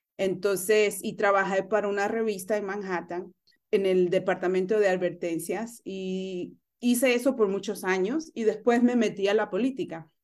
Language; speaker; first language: Spanish; early bilingual, heritage; Spanish